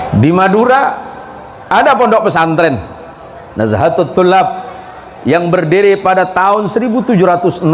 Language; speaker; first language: Indonesian; non-native, local second language; Madurese